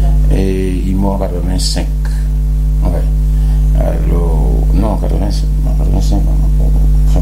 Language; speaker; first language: French; non-native, local second language; Guadeloupean Creole French